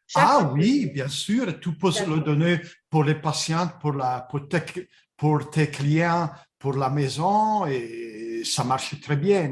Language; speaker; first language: French; non-native, fluent; Italian